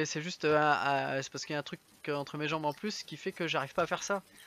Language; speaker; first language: French; native; French